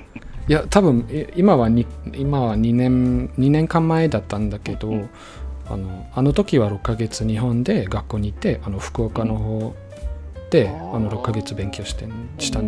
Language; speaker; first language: Japanese; non-native, fluent; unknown